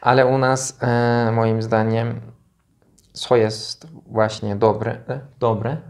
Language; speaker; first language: Polish; non-native, learner; Turkish